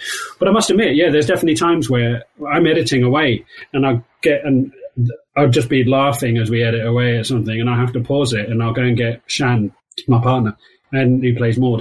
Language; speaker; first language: English; native; English